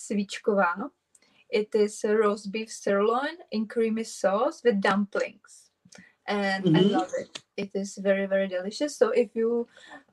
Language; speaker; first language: English; non-native, learner; Czech